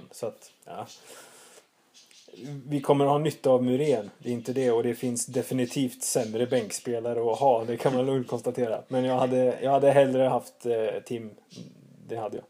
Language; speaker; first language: Swedish; native; Swedish